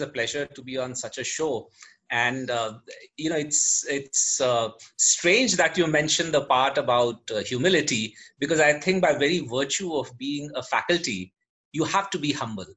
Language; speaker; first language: English; native; English